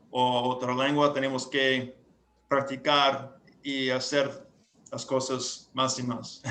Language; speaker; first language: Spanish; non-native, learner; English